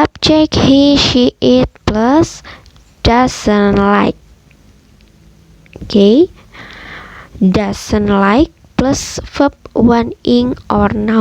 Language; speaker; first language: English; non-native, fluent; Indonesian